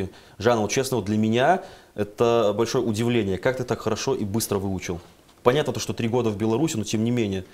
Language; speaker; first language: Russian; native; Russian